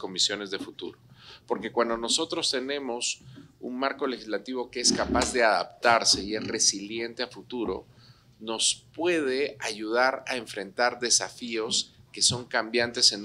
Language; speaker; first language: Spanish; native; Spanish